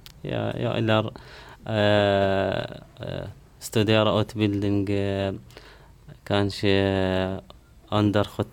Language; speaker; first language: Swedish; non-native, learner; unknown